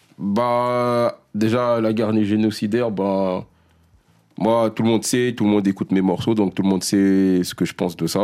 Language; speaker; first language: French; early bilingual, other home language; Lingala